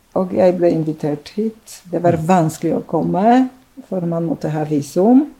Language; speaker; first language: Norwegian; non-native, fluent; Polish